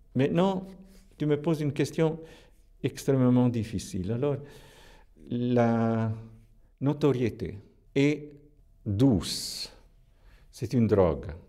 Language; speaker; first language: French; non-native, local second language; Italian